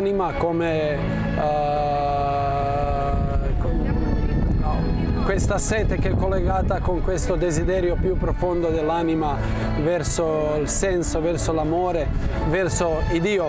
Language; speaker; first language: Italian; non-native, fluent; Croatian